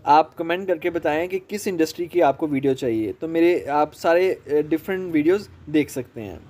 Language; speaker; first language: Urdu; non-native, local second language; Punjabi